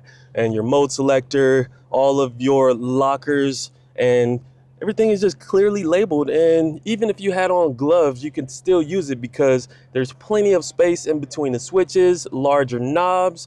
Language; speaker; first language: English; native; English